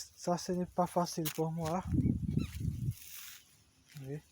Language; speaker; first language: French; non-native, learner; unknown